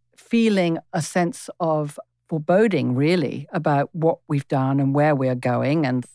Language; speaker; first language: English; native; English